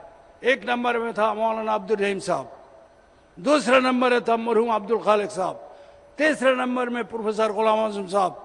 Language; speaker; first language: Urdu; non-native, fluent; Bangla